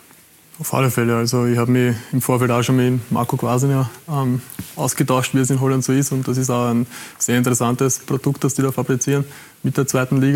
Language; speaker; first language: German; native; German